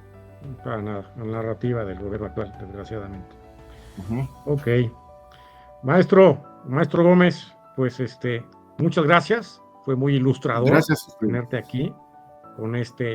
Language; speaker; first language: Spanish; native; Spanish